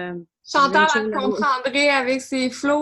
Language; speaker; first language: French; native; French